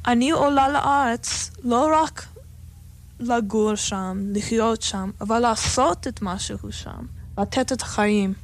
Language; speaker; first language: Hebrew; non-native, fluent; English